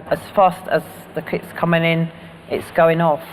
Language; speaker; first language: English; native; English